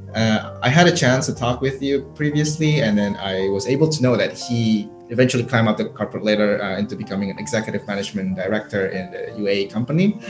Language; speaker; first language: English; non-native, fluent; Indonesian